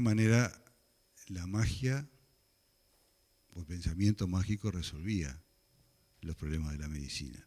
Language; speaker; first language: Spanish; native; Spanish